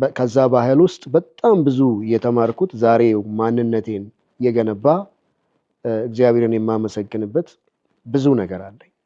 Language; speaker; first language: Amharic; non-native, local second language; Oromo